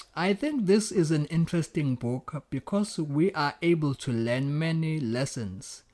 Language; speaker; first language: English; non-native, local second language; Zulu